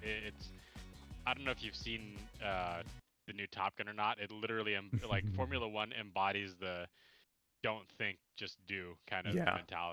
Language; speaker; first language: English; native; English